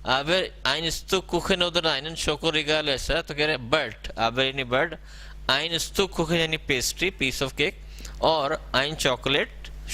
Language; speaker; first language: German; non-native, learner; Hindi